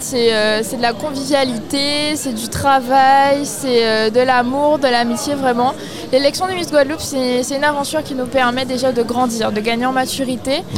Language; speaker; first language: French; native; French